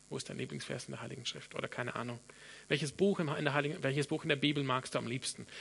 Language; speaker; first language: German; non-native, fluent; English